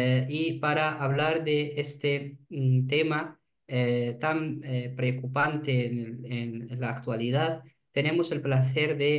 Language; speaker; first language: Spanish; non-native, fluent; Arabic